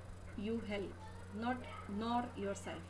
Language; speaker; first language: English; non-native, local second language; Gujarati